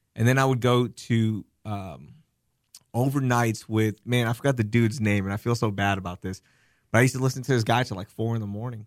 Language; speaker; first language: English; early bilingual, other home language; Urdu